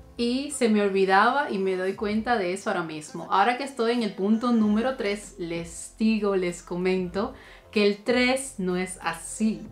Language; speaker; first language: Spanish; native; Spanish